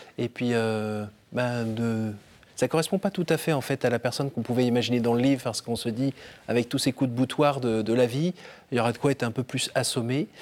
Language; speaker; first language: French; native; French